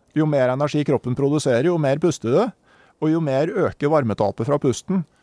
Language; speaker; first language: Norwegian; native; Norwegian